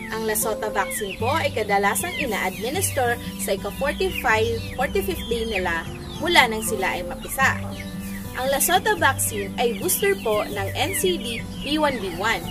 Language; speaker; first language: Filipino; non-native, local second language; Bikol